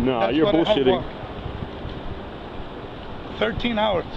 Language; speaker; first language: English; non-native, learner; Dutch